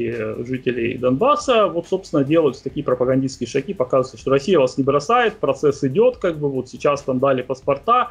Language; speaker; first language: Russian; native; Russian